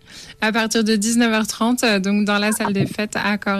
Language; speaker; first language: French; native; French